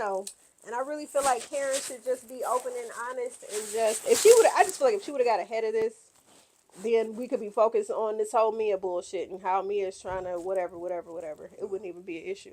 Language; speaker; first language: English; native; English